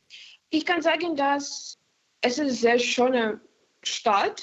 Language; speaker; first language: German; non-native, learner; Ukrainian